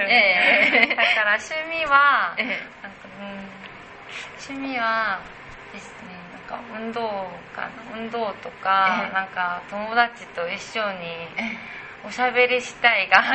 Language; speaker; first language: Japanese; non-native, learner; Korean